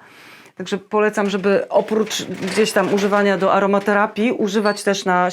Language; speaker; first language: Polish; native; Polish